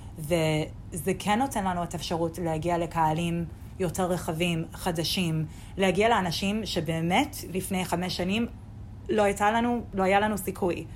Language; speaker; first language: Hebrew; non-native, fluent; English